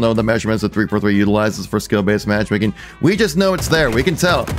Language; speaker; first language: English; native; English